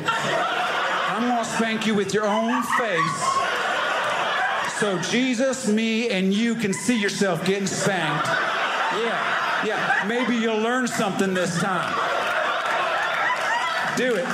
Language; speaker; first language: English; native; English